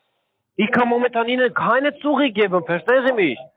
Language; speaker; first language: German; non-native, learner; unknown